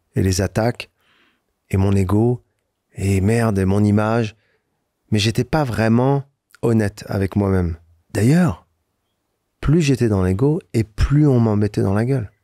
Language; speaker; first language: French; native; French